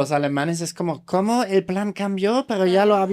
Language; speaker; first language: Spanish; non-native, fluent; German